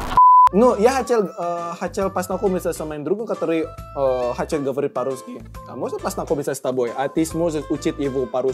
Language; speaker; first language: Russian; non-native, fluent; Indonesian